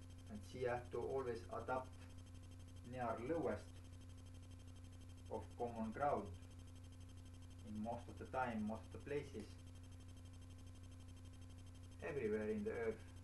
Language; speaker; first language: English; non-native, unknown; Estonian